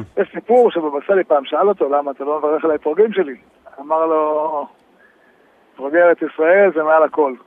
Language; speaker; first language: Hebrew; native; Hebrew